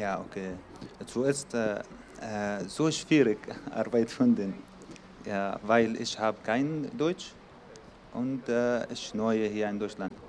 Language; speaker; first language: German; non-native, learner; Arabic